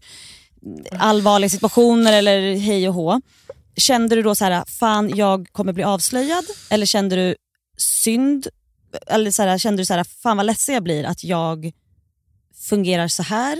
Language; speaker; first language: Swedish; native; Swedish